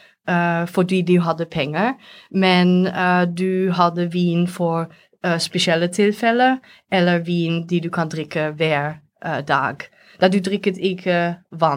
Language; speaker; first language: Norwegian; non-native, fluent; Dutch